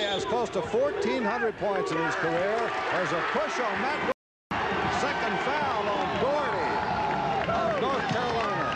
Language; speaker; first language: English; native; English